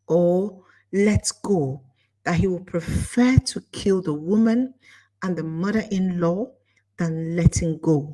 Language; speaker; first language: English; non-native, local second language; Igbo